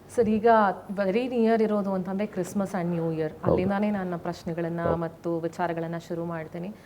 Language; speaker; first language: Kannada; native; Kannada